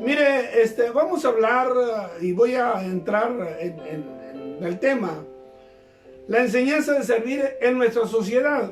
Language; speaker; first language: Spanish; native; Spanish